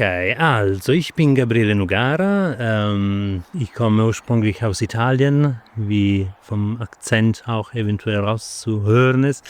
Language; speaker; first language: German; non-native, fluent; Italian